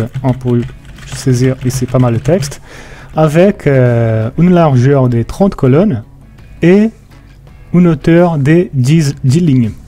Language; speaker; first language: French; non-native, fluent; Portuguese